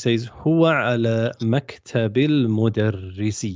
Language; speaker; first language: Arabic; non-native, fluent; English